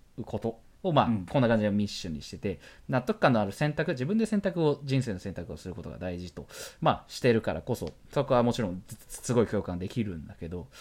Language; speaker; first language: Japanese; native; Japanese